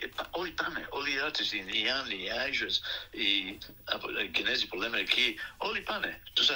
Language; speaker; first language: Greek; early bilingual, other home language; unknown